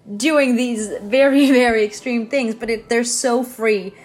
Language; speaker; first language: English; non-native, fluent; Danish